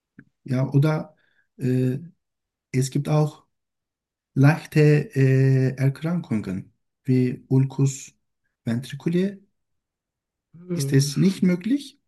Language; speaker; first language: German; non-native, learner; Turkish